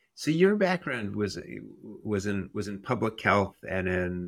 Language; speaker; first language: English; native; English